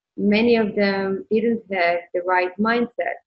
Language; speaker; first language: English; non-native, fluent; Hebrew